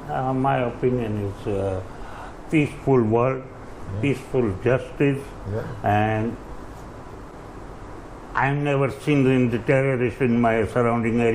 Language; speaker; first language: English; non-native, learner; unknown